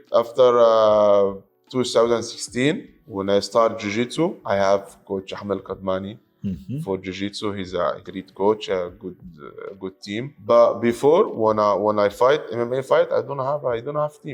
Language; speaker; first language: English; non-native, learner; Arabic